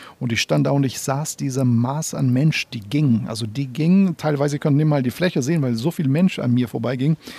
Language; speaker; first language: German; non-native, fluent; Portuguese